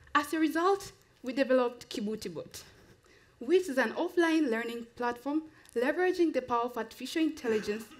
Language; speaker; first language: English; non-native, local second language; Swahili